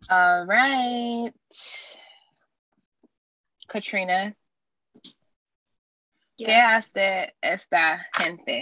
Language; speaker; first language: Spanish; non-native, learner; English